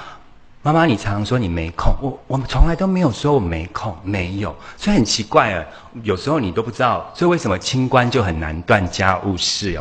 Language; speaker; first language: Chinese; native; Chinese